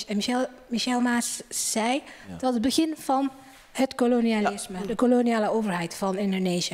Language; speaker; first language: Dutch; non-native, fluent; Indonesian